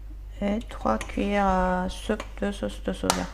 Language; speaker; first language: French; non-native, fluent; Korean